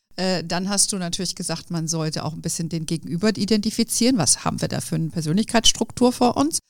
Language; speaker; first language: German; native; German